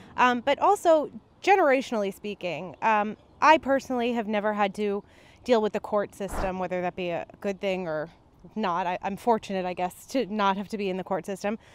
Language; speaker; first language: English; native; English